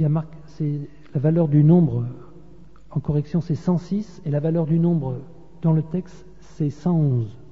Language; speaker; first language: French; native; French